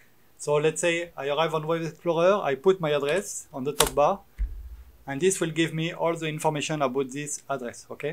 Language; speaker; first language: English; non-native, fluent; French